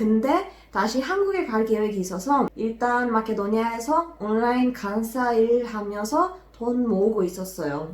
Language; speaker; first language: Korean; non-native, fluent; Macedonian